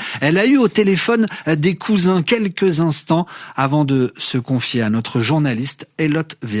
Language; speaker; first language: French; native; French